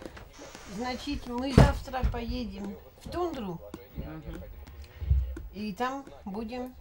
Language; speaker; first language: Russian; non-native, fluent; Dutch